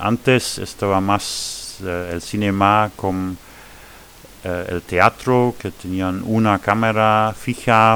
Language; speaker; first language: Spanish; non-native, fluent; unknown